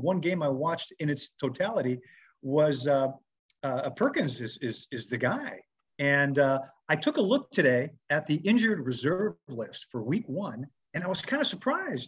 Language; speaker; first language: English; native; English